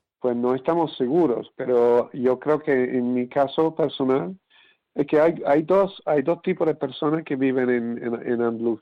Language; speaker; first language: Spanish; non-native, fluent; English